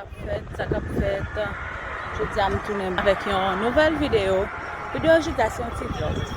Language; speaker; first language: French; non-native, learner; Haitian Creole